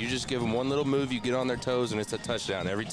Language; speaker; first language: English; native; English